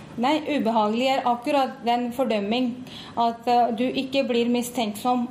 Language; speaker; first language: Norwegian; non-native, fluent; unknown